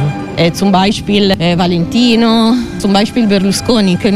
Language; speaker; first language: German; non-native, learner; Italian